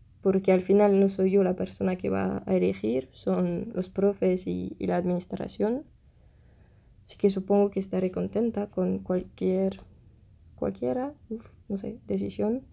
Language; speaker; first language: Spanish; non-native, fluent; French